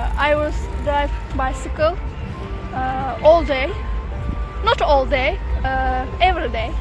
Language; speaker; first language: English; non-native, learner; Azerbaijani